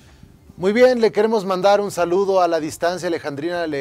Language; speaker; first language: Spanish; native; Spanish